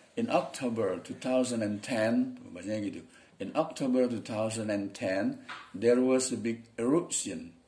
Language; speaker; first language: English; non-native, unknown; Indonesian